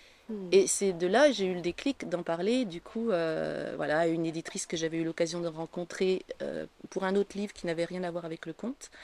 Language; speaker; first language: French; native; French